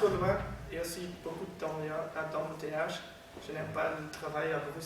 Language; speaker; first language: French; non-native, learner; Dutch